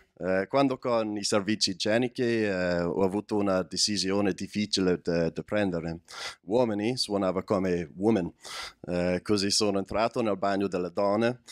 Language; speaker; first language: Italian; non-native, learner; English